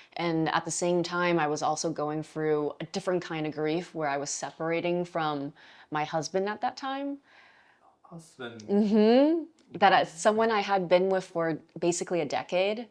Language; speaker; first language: English; native; English